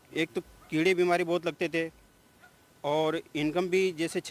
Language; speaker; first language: Hindi; native; Hindi